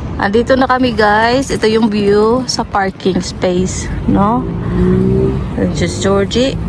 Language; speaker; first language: Filipino; native; Filipino